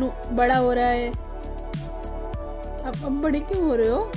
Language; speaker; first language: Hindi; native; Hindi